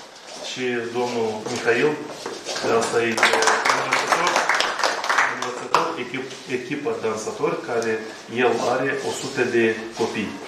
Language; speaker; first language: Romanian; non-native, learner; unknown